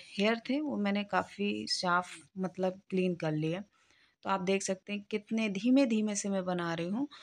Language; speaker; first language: Hindi; native; Hindi